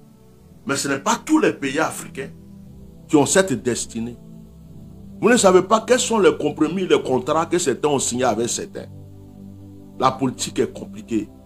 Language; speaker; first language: French; non-native, local second language; Baoulé